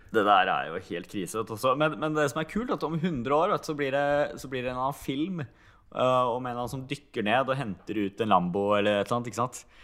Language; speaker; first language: Norwegian; early bilingual, other home language; Hungarian